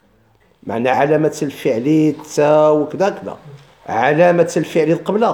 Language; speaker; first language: Arabic; native; Arabic